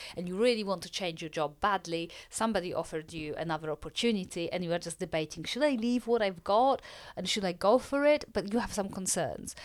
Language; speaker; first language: English; non-native, fluent; Polish